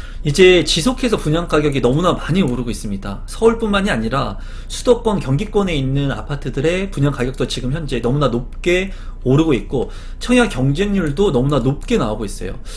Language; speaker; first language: Korean; native; Korean